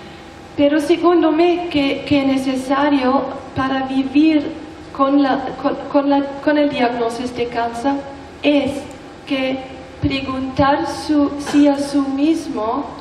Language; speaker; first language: Spanish; non-native, learner; German